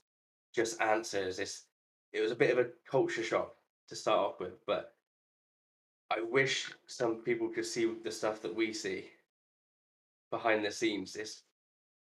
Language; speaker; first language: English; native; English